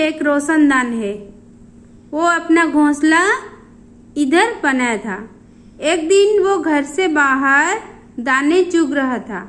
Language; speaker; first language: Hindi; non-native, local second language; Odia